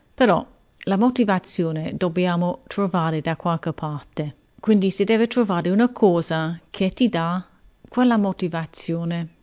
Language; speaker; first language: Italian; non-native, fluent; English